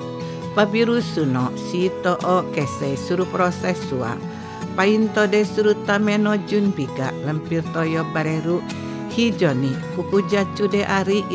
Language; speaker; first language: Japanese; non-native, fluent; Indonesian